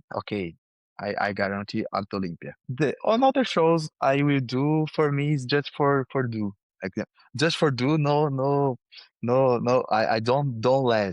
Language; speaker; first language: English; non-native, learner; Portuguese